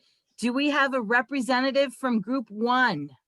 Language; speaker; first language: English; native; English